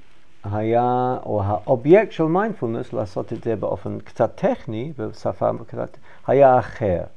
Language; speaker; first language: Hebrew; non-native, learner; English